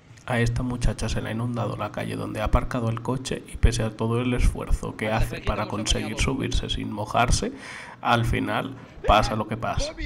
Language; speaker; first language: Spanish; native; Spanish